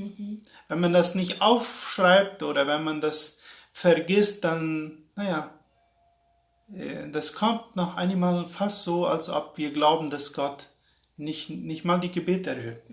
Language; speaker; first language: German; non-native, local second language; Plautdietsch